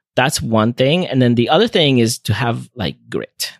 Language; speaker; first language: English; non-native, fluent; Spanish